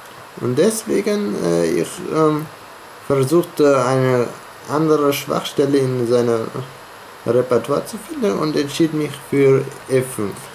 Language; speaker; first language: German; non-native, fluent; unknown